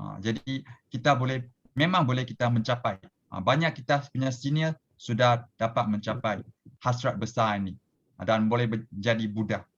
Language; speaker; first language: Malay; non-native, local second language; Chinese